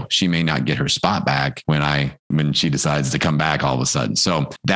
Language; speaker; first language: English; native; English